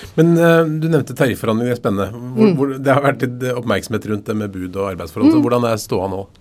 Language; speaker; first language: Norwegian; native; Norwegian